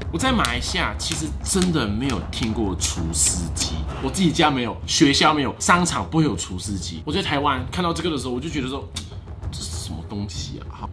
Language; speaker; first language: Chinese; native; Chinese